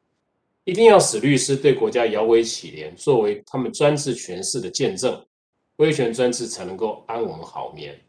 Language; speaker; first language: Chinese; native; Chinese